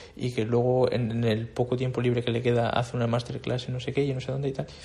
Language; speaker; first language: Spanish; native; Spanish